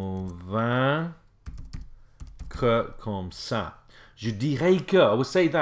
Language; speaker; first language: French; non-native, fluent; English